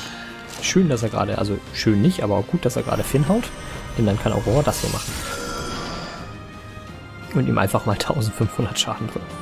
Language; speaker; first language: German; native; German